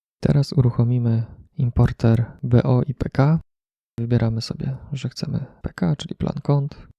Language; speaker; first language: Polish; native; Polish